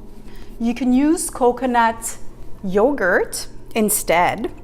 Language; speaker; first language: English; native; English